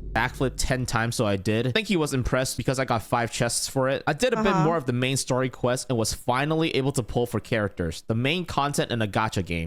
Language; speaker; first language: English; native; English